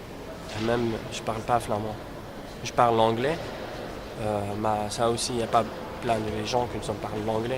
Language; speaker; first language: French; non-native, learner; Kurdish